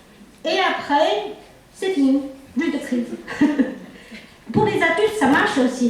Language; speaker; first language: French; non-native, local second language; Chinese